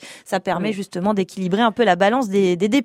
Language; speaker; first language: French; native; French